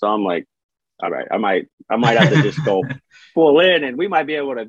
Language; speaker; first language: English; native; English